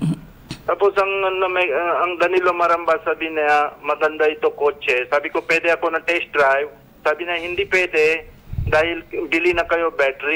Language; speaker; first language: Filipino; non-native, learner; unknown